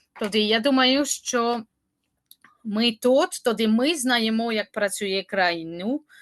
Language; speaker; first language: Ukrainian; non-native, learner; French